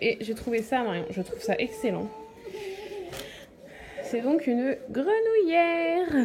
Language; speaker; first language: French; native; French